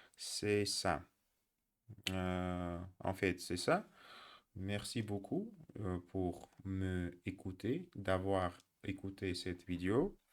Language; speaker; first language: French; non-native, learner; Russian